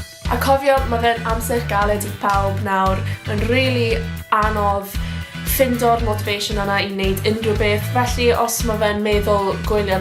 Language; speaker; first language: Welsh; non-native, local second language; English